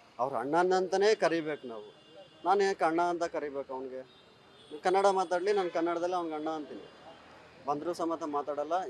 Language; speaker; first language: Kannada; native; Kannada